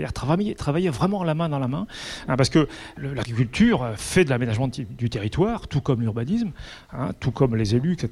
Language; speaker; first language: French; native; French